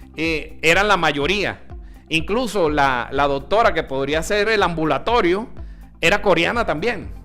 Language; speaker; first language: Spanish; early bilingual, other home language; Italian